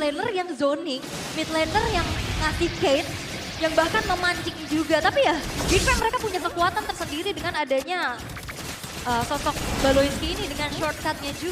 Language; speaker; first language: Indonesian; native; Indonesian